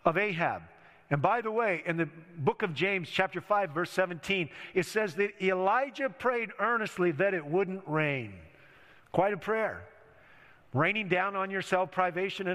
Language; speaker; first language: English; native; English